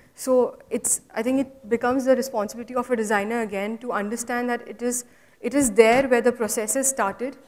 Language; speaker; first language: English; non-native, local second language; Hindi